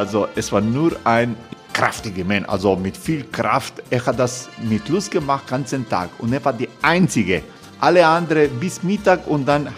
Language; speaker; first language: German; non-native, fluent; Croatian